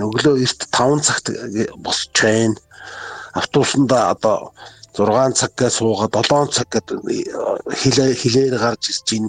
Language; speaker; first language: Mongolian; native; Mongolian